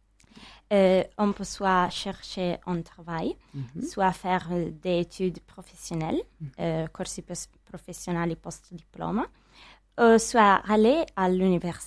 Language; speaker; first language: French; non-native, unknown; Italian